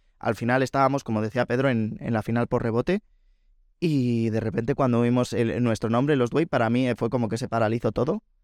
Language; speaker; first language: Spanish; native; Spanish